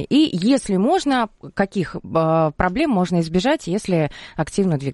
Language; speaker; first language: Russian; native; Russian